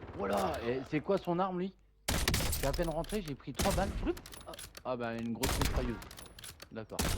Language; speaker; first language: French; native; French